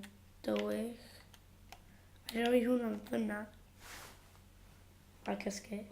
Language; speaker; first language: Welsh; non-native, local second language; English